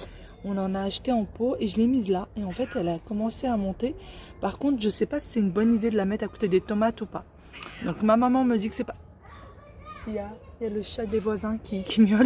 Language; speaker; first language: French; native; French